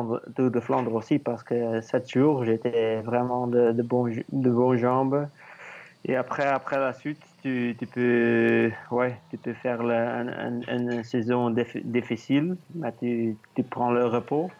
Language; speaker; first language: French; non-native, learner; Dutch